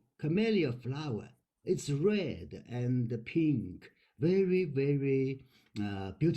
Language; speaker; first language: English; non-native, learner; Chinese